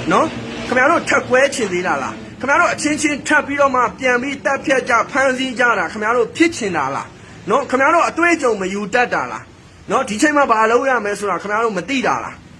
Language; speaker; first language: Burmese; non-native, local second language; Karen languages